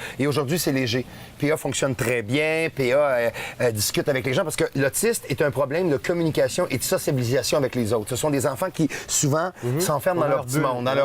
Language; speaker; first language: French; native; French